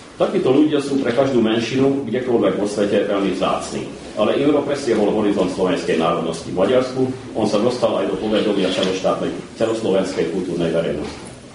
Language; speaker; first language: Slovak; early bilingual, heritage; Slovak